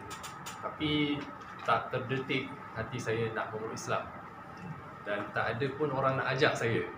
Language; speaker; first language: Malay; non-native, local second language; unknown